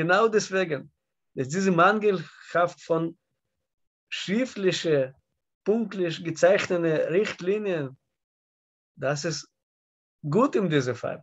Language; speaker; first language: German; non-native, learner; Russian